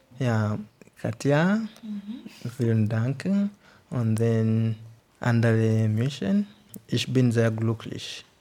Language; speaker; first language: German; non-native, learner; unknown